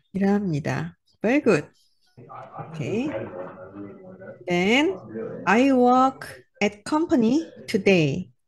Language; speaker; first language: English; non-native, learner; Korean